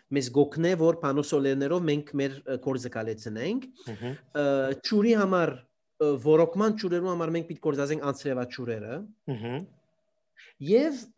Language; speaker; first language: Armenian; early bilingual, heritage; Armenian